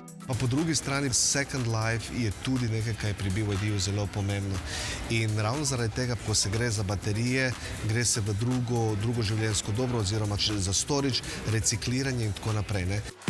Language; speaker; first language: Slovenian; native; Slovenian